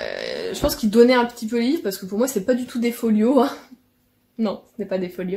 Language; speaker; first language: French; native; French